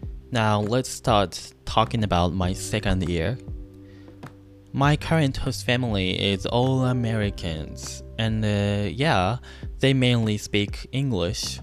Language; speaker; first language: English; non-native, fluent; Japanese